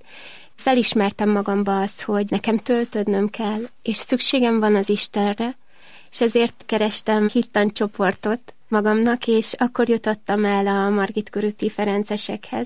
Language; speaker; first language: Hungarian; native; Hungarian